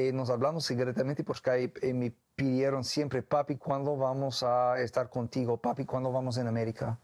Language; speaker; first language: Spanish; non-native, learner; English